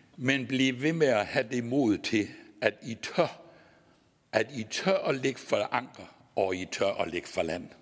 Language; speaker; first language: Danish; native; Danish